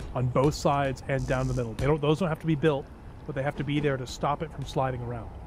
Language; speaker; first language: English; native; English